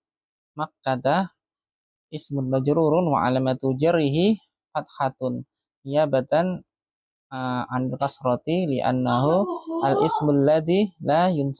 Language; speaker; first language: Arabic; non-native, fluent; Indonesian